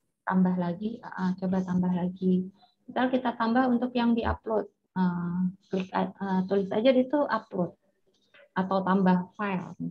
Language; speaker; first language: Indonesian; native; Indonesian